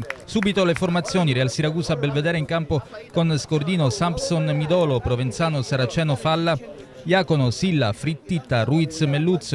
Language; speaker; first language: Italian; native; Italian